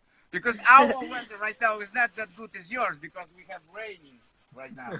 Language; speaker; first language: English; non-native, fluent; Russian